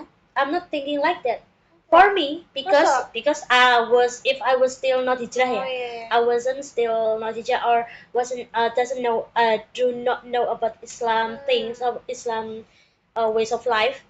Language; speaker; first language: English; non-native, learner; Indonesian